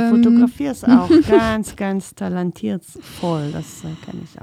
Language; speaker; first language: German; non-native, fluent; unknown